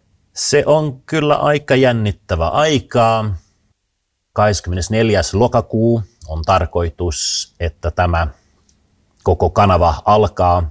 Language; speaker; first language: Finnish; early bilingual, heritage; Finnish